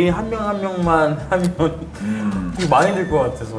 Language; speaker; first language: Korean; native; Korean